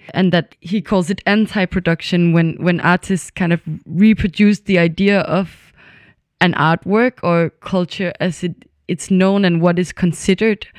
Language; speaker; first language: English; non-native, fluent; Danish